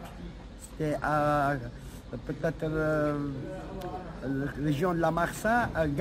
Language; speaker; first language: French; non-native, local second language; Arabic